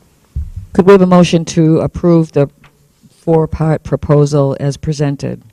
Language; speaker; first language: English; native; English